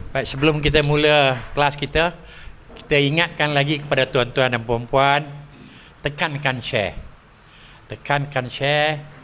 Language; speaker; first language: Malay; native; Malay